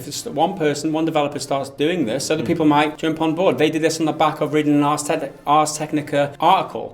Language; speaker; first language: English; native; English